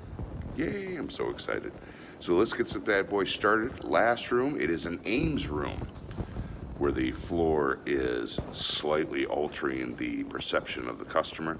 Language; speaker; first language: English; native; English